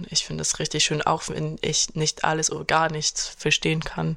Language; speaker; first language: German; non-native, fluent; French